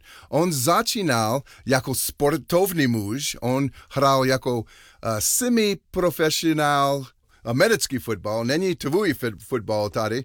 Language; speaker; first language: Czech; non-native, learner; English